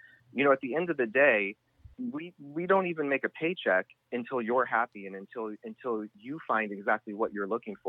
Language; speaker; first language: English; native; English